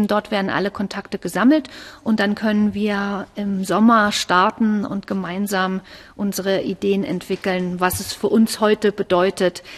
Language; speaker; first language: German; native; German